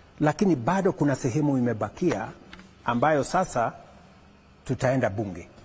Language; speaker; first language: Swahili; non-native, local second language; Kalenjin